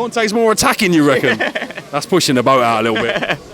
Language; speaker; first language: English; native; English